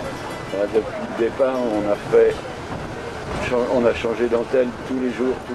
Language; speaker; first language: French; native; French